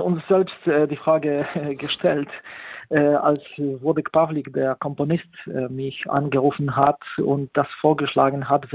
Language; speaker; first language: German; non-native, fluent; Polish